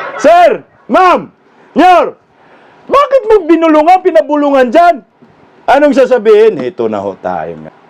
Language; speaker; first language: Filipino; non-native, local second language; Cebuano